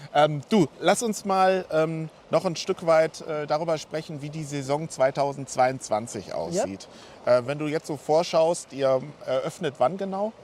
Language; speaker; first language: German; native; German